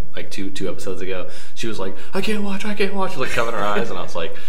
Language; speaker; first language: English; native; English